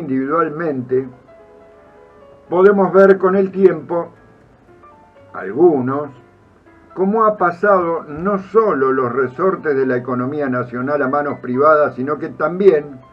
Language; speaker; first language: Spanish; native; Spanish